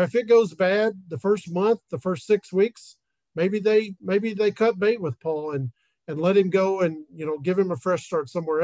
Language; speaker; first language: English; native; English